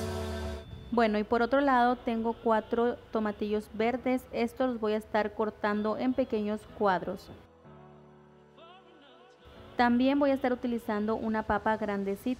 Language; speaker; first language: Spanish; native; Spanish